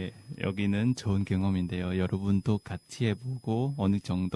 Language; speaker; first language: Korean; non-native, fluent; Vietnamese